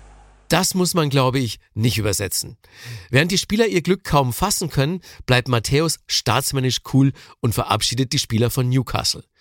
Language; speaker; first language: German; native; German